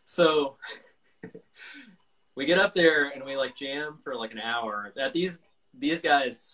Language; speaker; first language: English; native; English